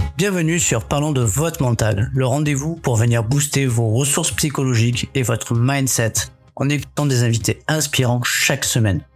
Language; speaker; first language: French; native; French